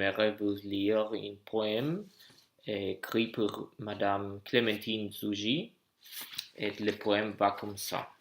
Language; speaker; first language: French; non-native, learner; English